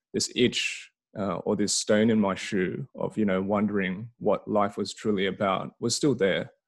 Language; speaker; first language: English; native; English